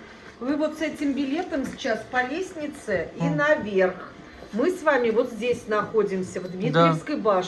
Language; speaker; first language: Russian; native; Russian